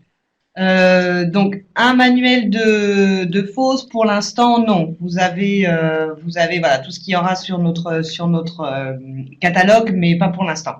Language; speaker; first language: French; native; French